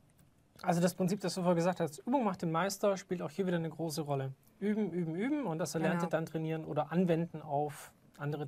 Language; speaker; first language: German; native; German